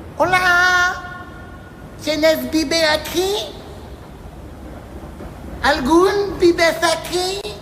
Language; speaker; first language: Spanish; non-native, learner; French